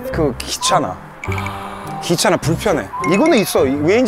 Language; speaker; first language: Korean; non-native, learner; English